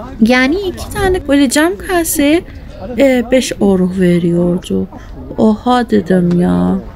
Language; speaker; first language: Turkish; early bilingual, heritage; Turkish